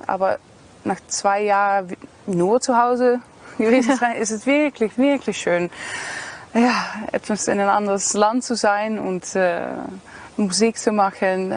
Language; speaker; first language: German; non-native, learner; Dutch